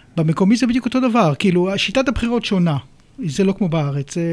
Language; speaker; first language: Hebrew; native; Hebrew